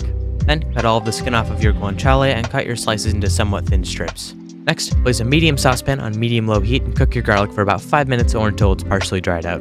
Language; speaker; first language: English; native; English